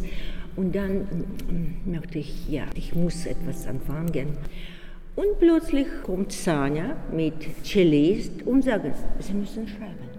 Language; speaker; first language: German; non-native, learner; Ukrainian